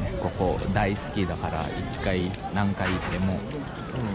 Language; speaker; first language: Japanese; non-native, learner; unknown